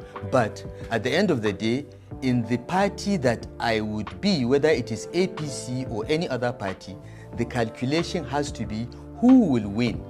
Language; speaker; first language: English; non-native, local second language; Hausa